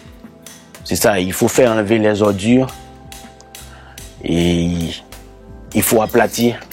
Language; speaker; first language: French; non-native, local second language; Haitian Creole